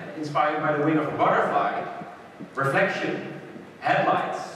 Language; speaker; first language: English; non-native, fluent; Dutch